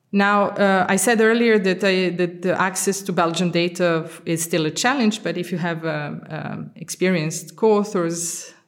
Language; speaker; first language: English; non-native, fluent; Serbian